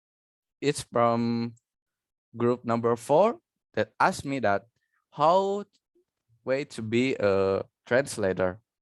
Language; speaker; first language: English; non-native, learner; Indonesian